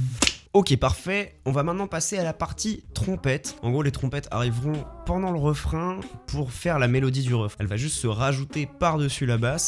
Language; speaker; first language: French; native; French